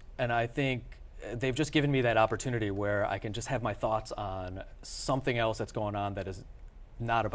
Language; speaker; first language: English; early bilingual, other home language; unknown